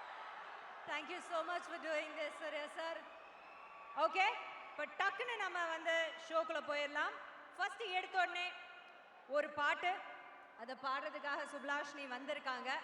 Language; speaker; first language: Tamil; native; Tamil